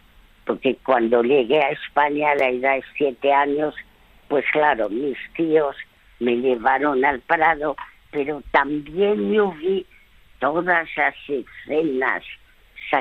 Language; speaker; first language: Spanish; early bilingual, other home language; French